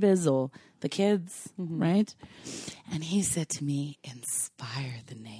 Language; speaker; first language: English; native; English